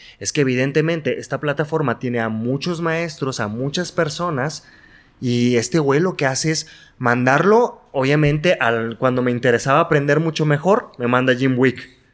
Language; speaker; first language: Spanish; native; Spanish